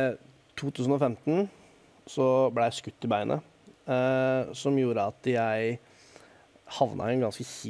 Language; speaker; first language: Norwegian; native; Norwegian